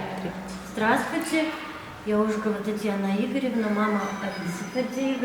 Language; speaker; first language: Russian; native; Russian